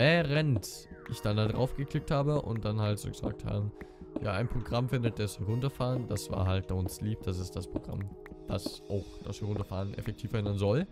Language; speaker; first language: German; native; German